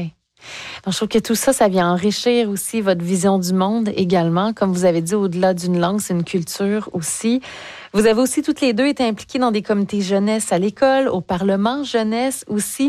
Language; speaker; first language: French; native; French